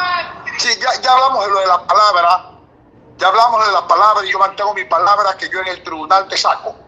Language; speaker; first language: Spanish; native; Spanish